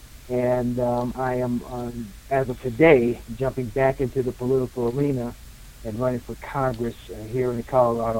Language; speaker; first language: English; native; English